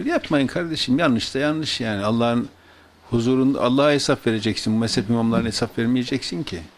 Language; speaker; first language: Turkish; native; Turkish